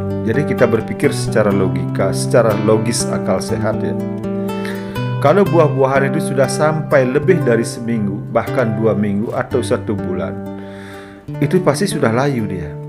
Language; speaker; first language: Indonesian; native; Indonesian